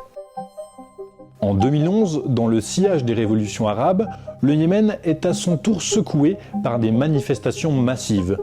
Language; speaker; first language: French; native; French